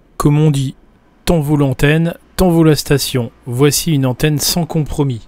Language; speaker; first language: French; native; French